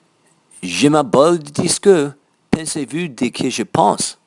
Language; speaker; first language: French; non-native, learner; English